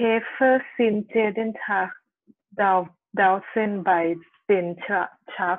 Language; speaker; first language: German; non-native, learner; Thai